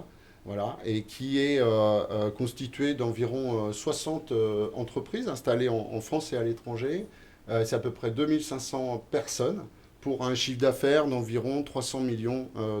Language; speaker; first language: French; native; French